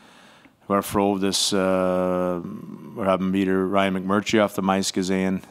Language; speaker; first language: German; non-native, fluent; English